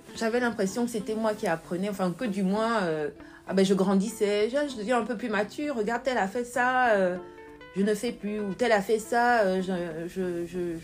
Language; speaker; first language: French; native; French